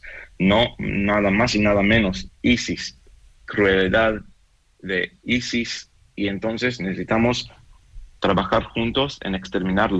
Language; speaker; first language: Spanish; non-native, fluent; Hebrew